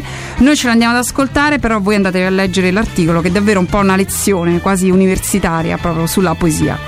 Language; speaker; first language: Italian; native; Italian